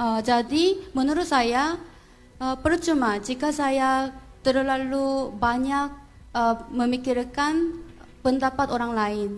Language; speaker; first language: Indonesian; non-native, fluent; Korean